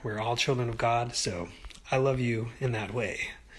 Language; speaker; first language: English; native; English